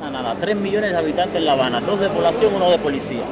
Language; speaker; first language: Spanish; native; Spanish